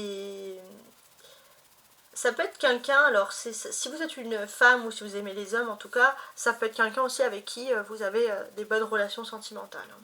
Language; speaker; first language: French; native; French